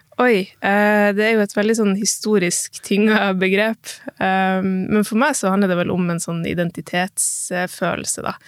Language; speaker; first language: Norwegian; native; Norwegian